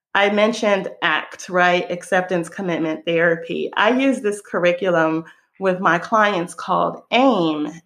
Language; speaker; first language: English; non-native, fluent; Hebrew